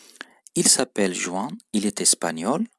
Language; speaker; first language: French; non-native, fluent; Turkish